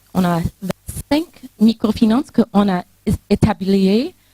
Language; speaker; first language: French; non-native, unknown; English